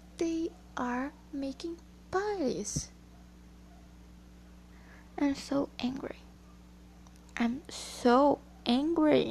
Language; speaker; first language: English; non-native, learner; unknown